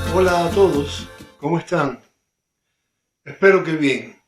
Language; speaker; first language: Spanish; native; Spanish